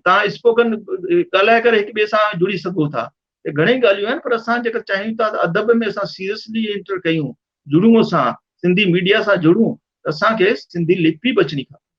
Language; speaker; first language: Sindhi; early bilingual, heritage; Sindhi